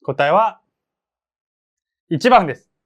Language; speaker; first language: Japanese; non-native, fluent; Korean